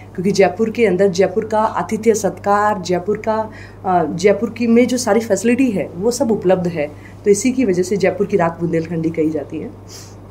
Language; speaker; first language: Hindi; native; Hindi